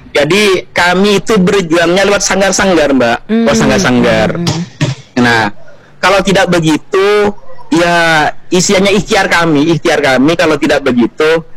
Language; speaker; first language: Indonesian; non-native, local second language; Madurese